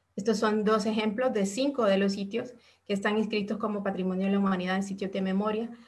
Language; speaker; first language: Spanish; native; Spanish